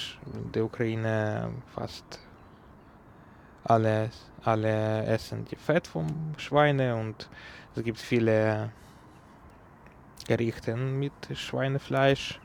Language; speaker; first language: German; non-native, learner; Ukrainian